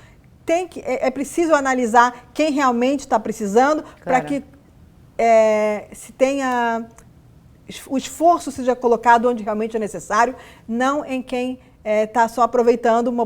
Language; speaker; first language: Portuguese; native; Portuguese